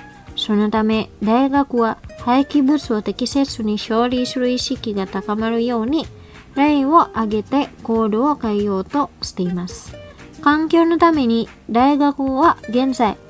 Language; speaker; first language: Japanese; non-native, fluent; Indonesian